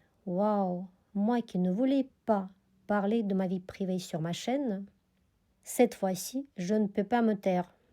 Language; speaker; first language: French; non-native, fluent; Russian